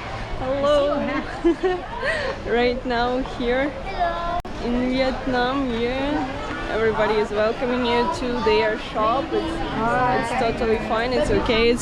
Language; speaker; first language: English; non-native, fluent; Ukrainian